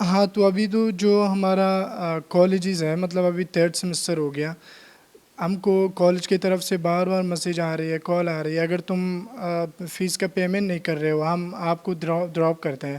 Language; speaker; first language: Hindi; non-native, learner; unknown